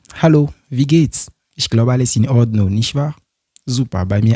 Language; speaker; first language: German; non-native, fluent; French